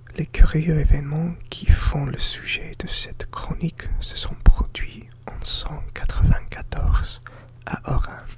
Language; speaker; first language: French; non-native, learner; English